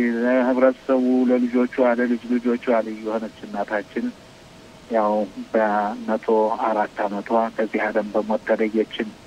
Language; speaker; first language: Amharic; native; Amharic